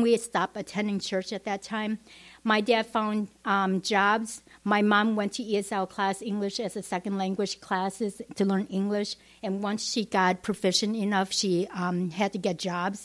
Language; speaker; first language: English; non-native, fluent; Vietnamese